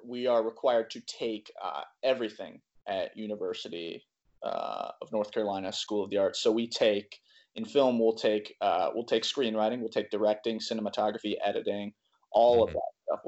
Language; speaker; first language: English; native; English